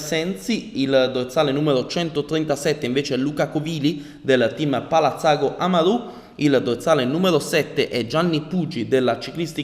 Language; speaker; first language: Italian; native; Italian